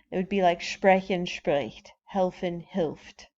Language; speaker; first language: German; non-native, fluent; English